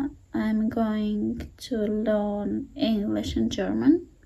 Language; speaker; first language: English; non-native, learner; Russian